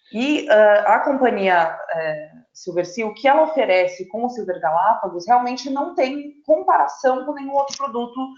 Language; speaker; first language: Portuguese; native; Portuguese